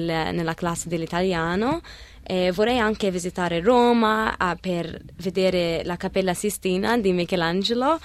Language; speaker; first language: Italian; early bilingual, other home language; Arabic